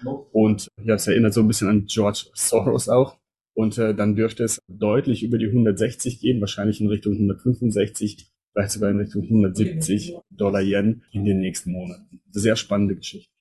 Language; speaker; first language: German; native; German